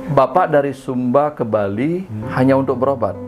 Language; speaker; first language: Indonesian; native; Indonesian